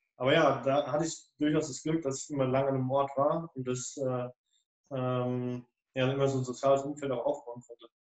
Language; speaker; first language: German; native; German